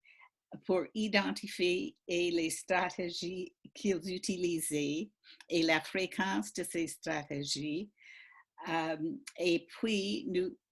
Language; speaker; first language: French; non-native, fluent; English